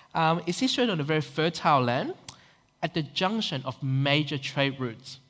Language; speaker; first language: English; non-native, local second language; Cantonese